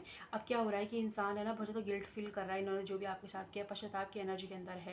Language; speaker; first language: Hindi; native; Hindi